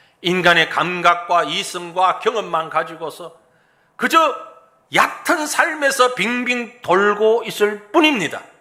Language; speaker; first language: Korean; native; Korean